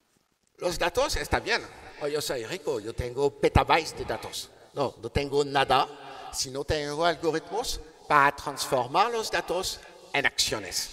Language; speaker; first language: Spanish; non-native, learner; French